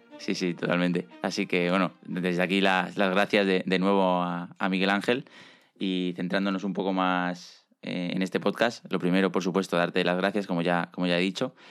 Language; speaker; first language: Spanish; native; Spanish